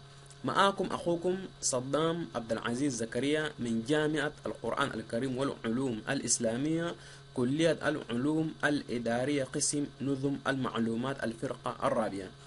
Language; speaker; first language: Arabic; native; Arabic